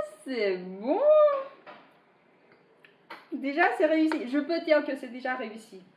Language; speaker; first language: French; non-native, fluent; Chinese